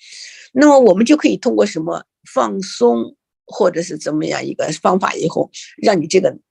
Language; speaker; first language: Chinese; native; Chinese